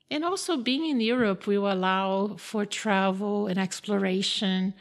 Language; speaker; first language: English; non-native, fluent; Portuguese